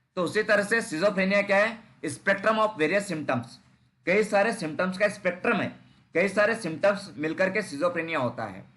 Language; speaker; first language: Hindi; non-native, local second language; Marathi